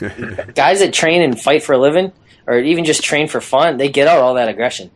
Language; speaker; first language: English; native; English